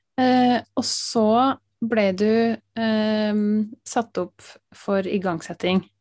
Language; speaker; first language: Norwegian; native; Norwegian